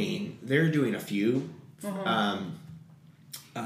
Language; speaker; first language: English; native; English